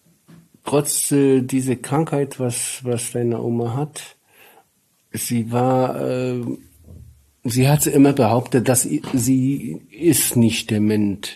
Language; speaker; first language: German; non-native, learner; Polish